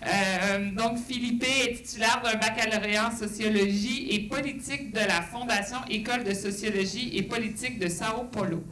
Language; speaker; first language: French; native; French